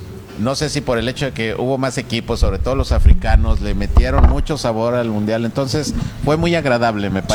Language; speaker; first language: Spanish; native; Spanish